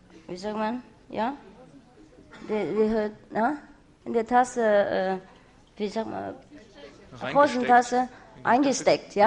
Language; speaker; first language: German; non-native, learner; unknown